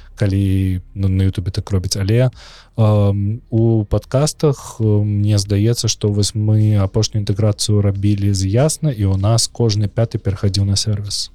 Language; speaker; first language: Belarusian; non-native, local second language; Russian